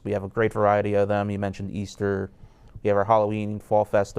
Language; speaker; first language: English; native; English